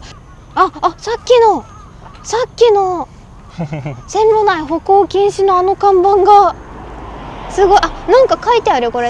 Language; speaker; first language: Japanese; native; Japanese